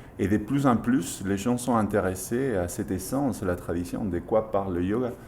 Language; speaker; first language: French; non-native, fluent; Spanish